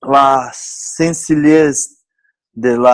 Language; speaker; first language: Spanish; non-native, learner; Portuguese